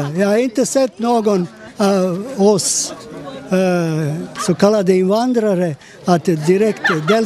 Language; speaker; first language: Swedish; non-native, fluent; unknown